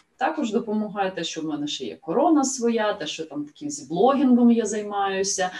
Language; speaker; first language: Ukrainian; native; Ukrainian